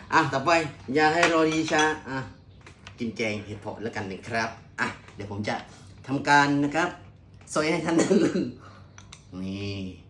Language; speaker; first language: Thai; native; Thai